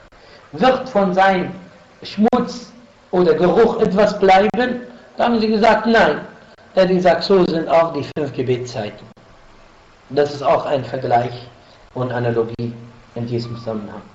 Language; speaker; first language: German; non-native, fluent; Arabic